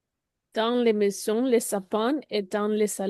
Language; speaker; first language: French; non-native, learner; Spanish